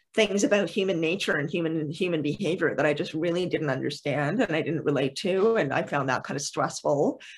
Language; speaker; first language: English; native; English